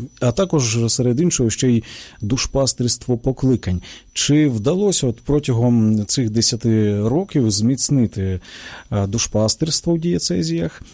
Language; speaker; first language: Ukrainian; native; Ukrainian